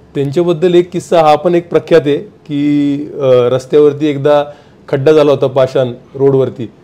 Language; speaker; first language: Marathi; native; Marathi